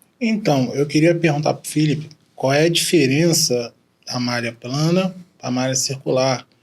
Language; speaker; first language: Portuguese; native; Portuguese